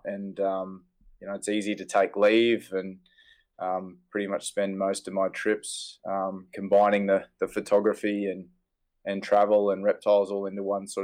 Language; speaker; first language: English; native; English